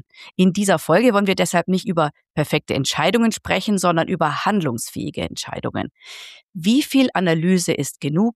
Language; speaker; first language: German; native; German